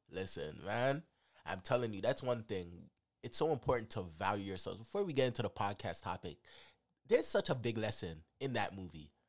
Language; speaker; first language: English; native; English